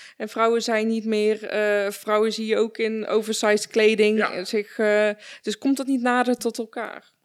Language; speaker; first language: Dutch; early bilingual, other home language; Persian